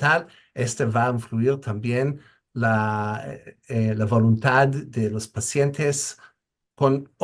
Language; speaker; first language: Spanish; non-native, fluent; English